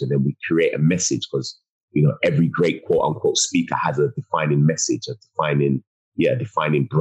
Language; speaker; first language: English; native; English